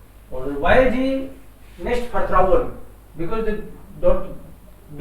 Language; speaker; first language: German; non-native, fluent; Hindi